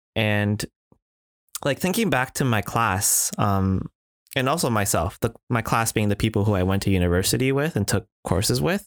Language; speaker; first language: English; native; English